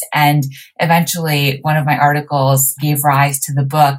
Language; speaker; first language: English; native; English